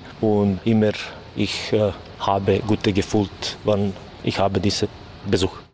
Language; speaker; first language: German; non-native, learner; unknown